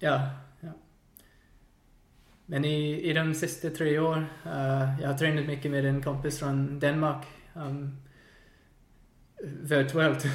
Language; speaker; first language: Swedish; non-native, fluent; English